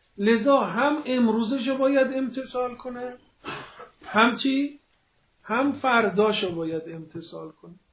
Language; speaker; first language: Persian; non-native, local second language; Azerbaijani